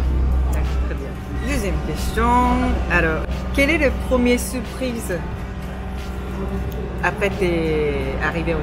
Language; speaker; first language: French; non-native, fluent; Japanese